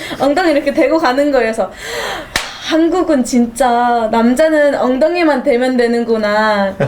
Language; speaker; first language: Korean; native; Korean